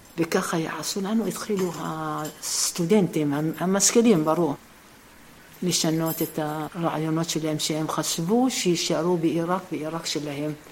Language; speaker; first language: Hebrew; early bilingual, other home language; Arabic